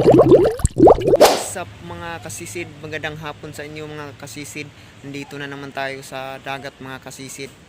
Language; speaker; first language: Filipino; non-native, local second language; Cebuano